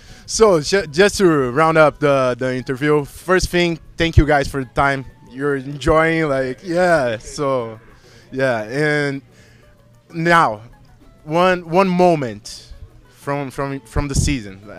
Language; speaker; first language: English; non-native, fluent; Portuguese